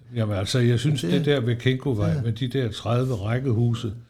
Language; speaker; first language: Danish; native; Danish